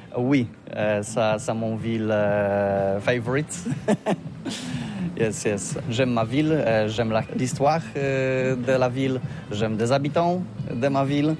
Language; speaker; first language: French; non-native, learner; Polish